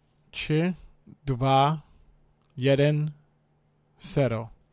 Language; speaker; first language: Polish; non-native, learner; English